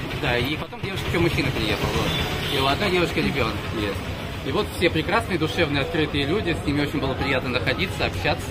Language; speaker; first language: Russian; native; Russian